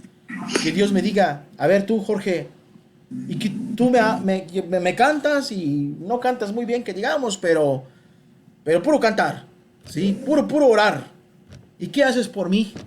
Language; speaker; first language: Spanish; native; Spanish